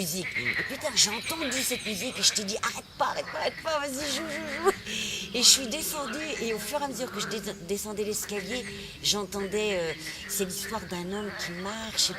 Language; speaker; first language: French; native; French